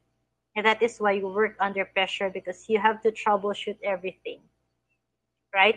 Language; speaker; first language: English; non-native, fluent; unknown